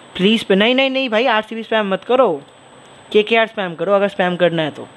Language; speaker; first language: Hindi; non-native, local second language; Bangla